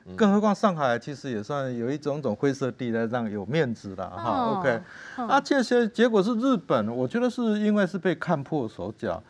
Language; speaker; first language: Chinese; native; Chinese